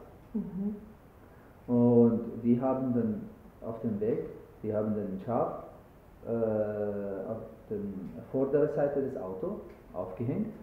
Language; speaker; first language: German; non-native, learner; Arabic